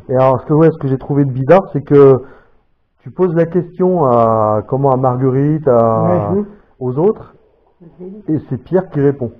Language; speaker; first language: French; native; French